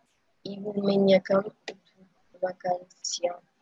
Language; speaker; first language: Indonesian; non-native, learner; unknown